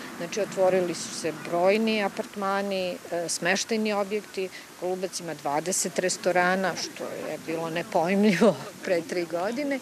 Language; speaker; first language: Serbian; native; Serbian